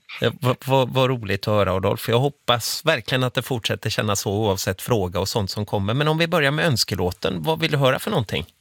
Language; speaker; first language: Swedish; native; Swedish